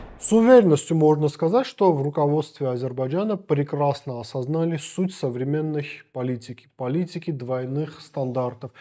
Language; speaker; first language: Russian; non-native, local second language; Armenian